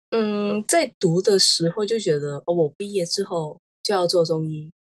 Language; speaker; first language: Chinese; non-native, local second language; Cantonese